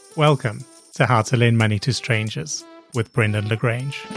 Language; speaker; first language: English; native; English